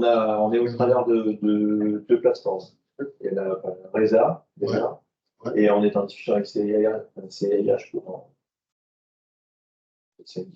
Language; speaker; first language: French; native; French